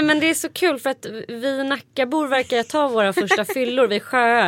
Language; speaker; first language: Swedish; native; Swedish